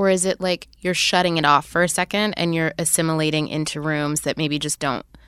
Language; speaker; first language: English; native; English